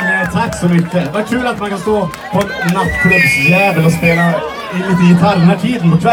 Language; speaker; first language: Swedish; native; Swedish